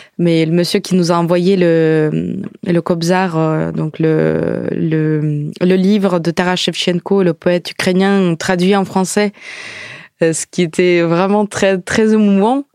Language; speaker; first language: French; non-native, fluent; Ukrainian